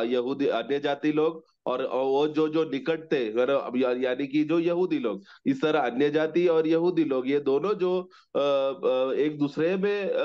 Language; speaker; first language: Hindi; non-native, local second language; Malayalam